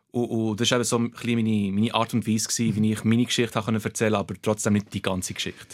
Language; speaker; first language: German; early bilingual, other home language; Portuguese